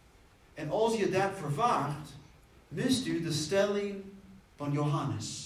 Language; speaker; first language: Dutch; non-native, fluent; English